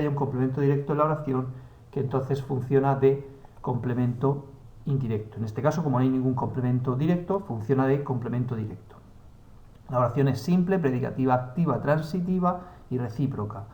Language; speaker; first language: Spanish; native; Spanish